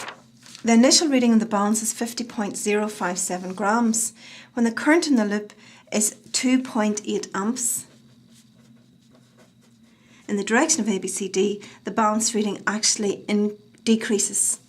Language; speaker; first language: English; native; English